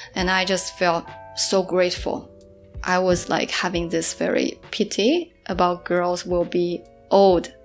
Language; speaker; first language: English; non-native, fluent; Chinese